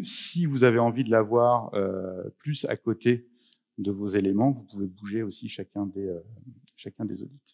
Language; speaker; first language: French; native; French